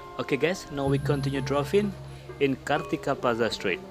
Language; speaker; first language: English; non-native, local second language; Indonesian